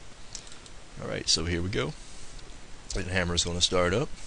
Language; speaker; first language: English; native; English